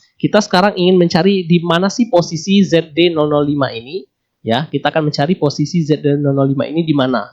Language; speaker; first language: Indonesian; native; Indonesian